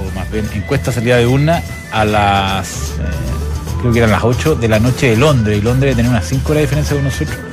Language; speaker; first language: Spanish; native; Spanish